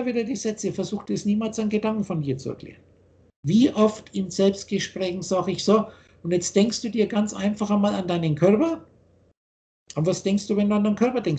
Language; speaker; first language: German; native; German